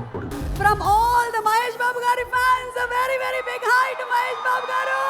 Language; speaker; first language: Telugu; native; Telugu